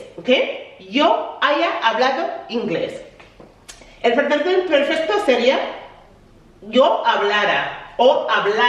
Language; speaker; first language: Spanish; non-native, fluent; English